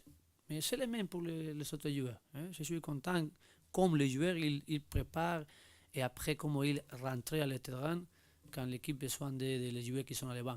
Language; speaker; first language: French; non-native, learner; Spanish